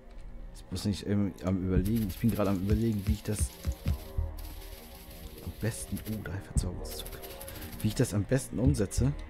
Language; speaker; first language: German; native; German